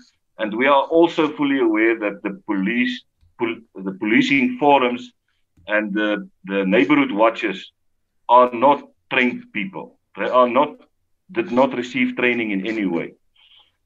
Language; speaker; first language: English; non-native, local second language; Afrikaans